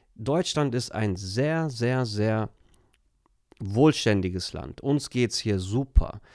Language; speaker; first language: German; early bilingual, other home language; Turkish